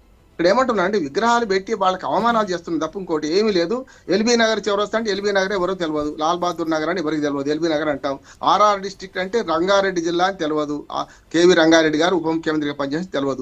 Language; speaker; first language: Telugu; native; Telugu